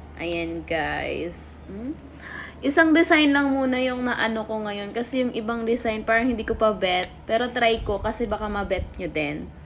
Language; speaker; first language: Filipino; non-native, local second language; Cebuano